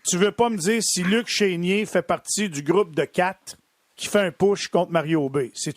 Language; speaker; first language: French; native; French